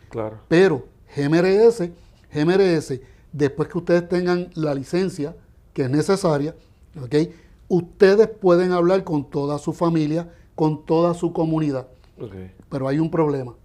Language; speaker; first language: Spanish; native; Spanish